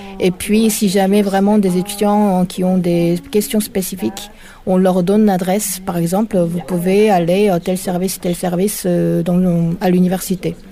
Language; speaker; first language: French; non-native, fluent; Korean